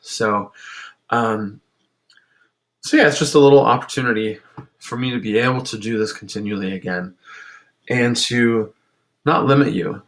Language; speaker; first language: English; native; English